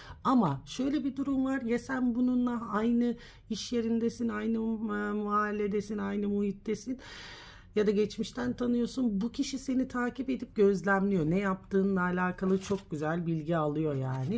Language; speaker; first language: Turkish; early bilingual, heritage; Turkish